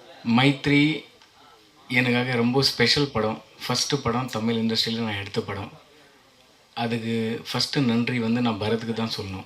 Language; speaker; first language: Tamil; non-native, fluent; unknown